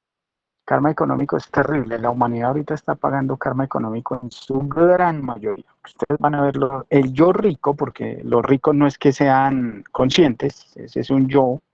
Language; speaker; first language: Spanish; native; Spanish